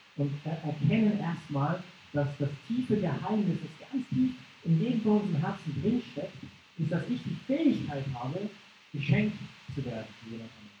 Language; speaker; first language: German; non-native, fluent; English